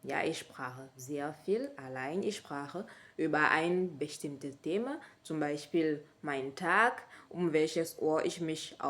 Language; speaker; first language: German; non-native, learner; French